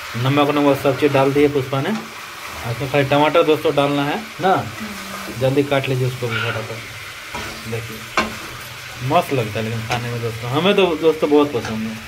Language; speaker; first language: Hindi; native; Hindi